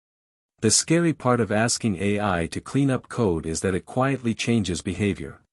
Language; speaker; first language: English; native; English